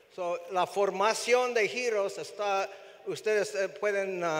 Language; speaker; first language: Spanish; non-native, fluent; English